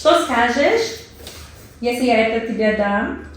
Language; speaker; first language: Russian; non-native, learner; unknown